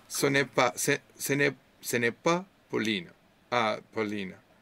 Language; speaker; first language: French; non-native, learner; English